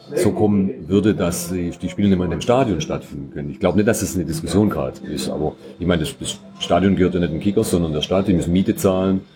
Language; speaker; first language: German; native; German